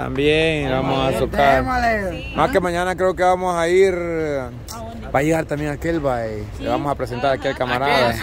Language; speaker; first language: Spanish; native; Spanish